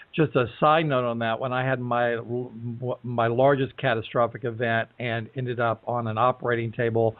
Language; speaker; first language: English; native; English